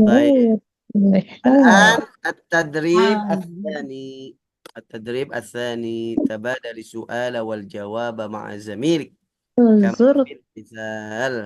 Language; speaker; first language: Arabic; non-native, fluent; Indonesian